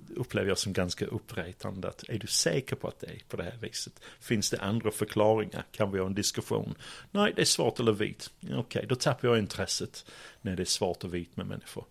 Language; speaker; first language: Swedish; non-native, fluent; English